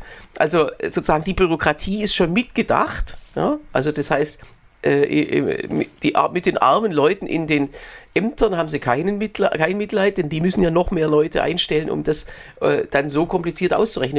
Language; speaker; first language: German; native; German